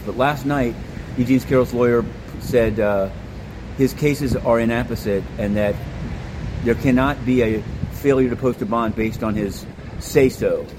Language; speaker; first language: English; native; English